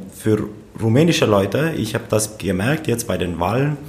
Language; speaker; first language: German; non-native, fluent; Romanian